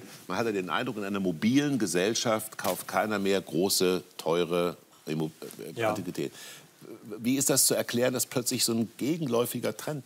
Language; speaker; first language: German; native; German